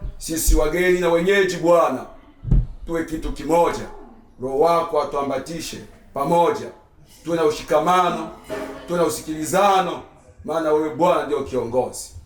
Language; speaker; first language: Swahili; native; Swahili